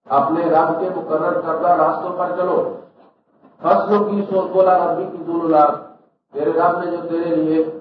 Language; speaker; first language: Urdu; non-native, local second language; Punjabi